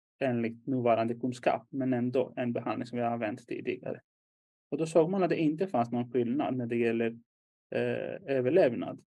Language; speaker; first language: Swedish; non-native, fluent; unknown